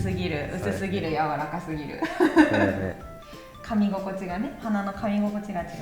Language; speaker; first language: Japanese; native; Japanese